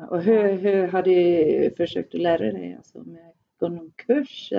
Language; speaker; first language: Swedish; non-native, fluent; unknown